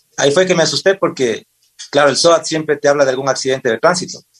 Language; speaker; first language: Spanish; native; Spanish